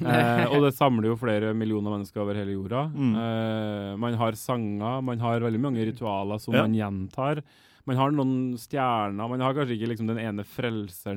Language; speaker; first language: Norwegian; native; Norwegian